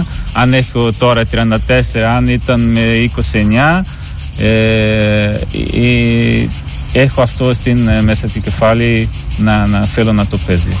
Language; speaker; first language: Greek; non-native, learner; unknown